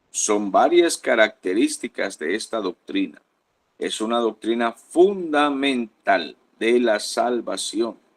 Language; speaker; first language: Spanish; native; Spanish